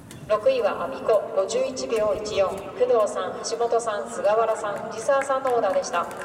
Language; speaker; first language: Japanese; native; Japanese